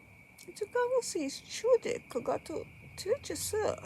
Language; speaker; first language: Bulgarian; early bilingual, heritage; Bulgarian